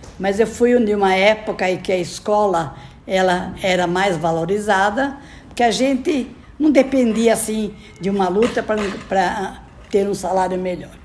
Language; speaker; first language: Portuguese; native; Portuguese